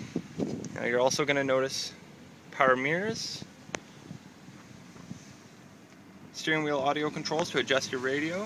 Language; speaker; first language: English; native; English